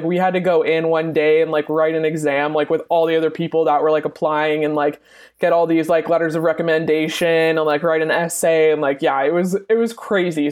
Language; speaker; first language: English; native; English